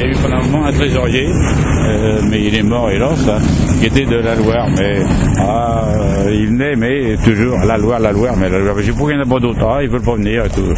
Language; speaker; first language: French; native; French